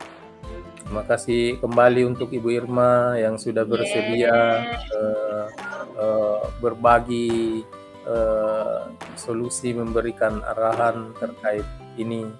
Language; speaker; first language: Indonesian; non-native, local second language; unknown